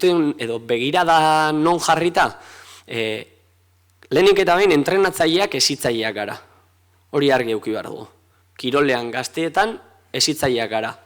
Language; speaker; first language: Basque; native; Basque